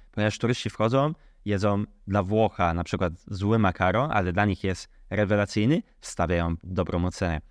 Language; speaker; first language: Polish; early bilingual, heritage; Polish